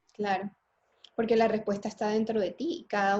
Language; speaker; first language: Spanish; native; Spanish